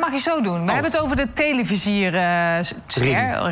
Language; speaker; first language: Dutch; native; Dutch